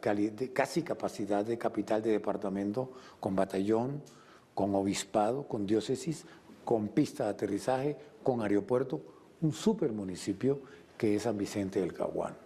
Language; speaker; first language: Spanish; native; Spanish